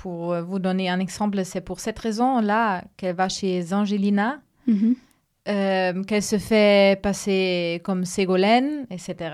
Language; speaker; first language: French; non-native, fluent; Spanish